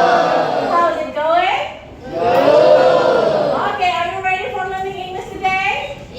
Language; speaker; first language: English; non-native, learner; Indonesian